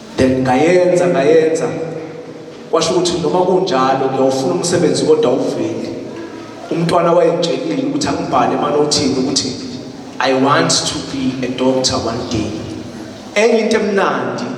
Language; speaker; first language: Zulu; native; Zulu